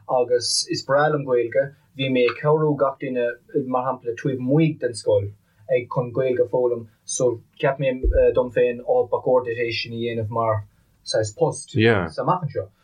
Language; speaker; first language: Irish; non-native, local second language; English